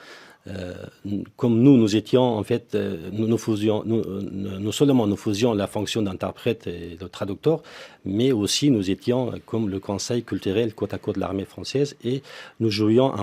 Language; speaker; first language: French; non-native, fluent; Persian